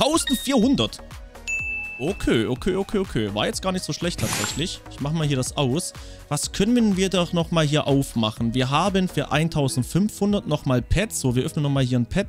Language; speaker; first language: German; native; German